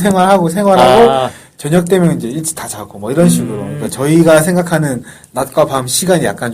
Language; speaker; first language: Korean; native; Korean